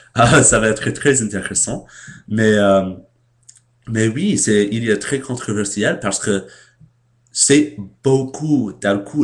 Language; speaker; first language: French; non-native, learner; English